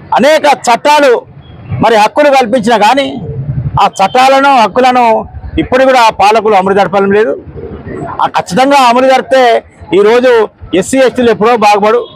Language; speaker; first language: Telugu; native; Telugu